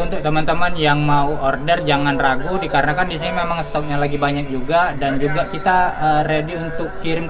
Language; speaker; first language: Indonesian; native; Indonesian